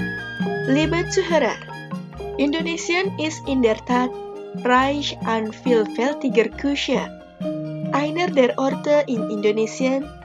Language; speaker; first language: German; non-native, fluent; Indonesian